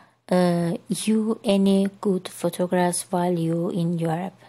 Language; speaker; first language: English; non-native, fluent; Azerbaijani